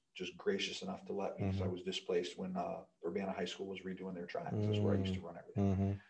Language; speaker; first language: English; native; English